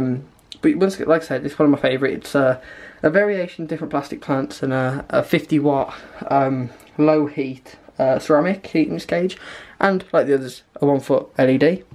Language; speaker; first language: English; native; English